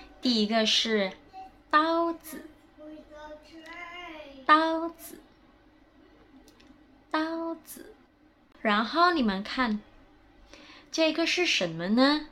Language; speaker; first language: Chinese; non-native, fluent; Indonesian